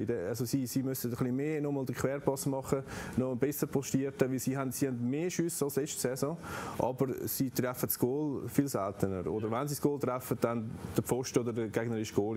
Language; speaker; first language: German; native; German